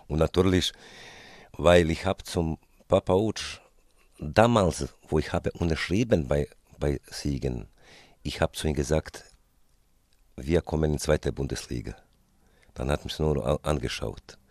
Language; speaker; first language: German; non-native, fluent; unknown